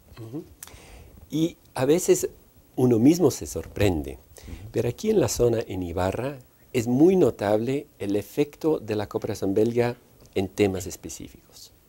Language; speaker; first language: Spanish; non-native, fluent; Dutch